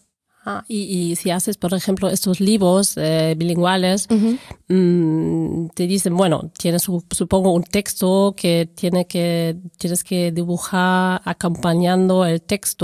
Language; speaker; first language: Spanish; non-native, fluent; German